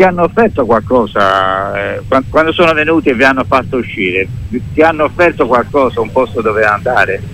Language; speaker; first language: Italian; native; Italian